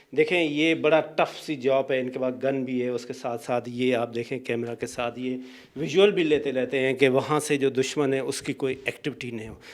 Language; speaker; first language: Urdu; non-native, local second language; Sindhi